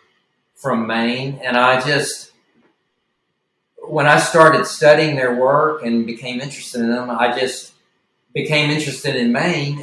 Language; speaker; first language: English; native; English